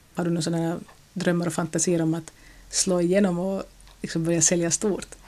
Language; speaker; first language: Swedish; native; Swedish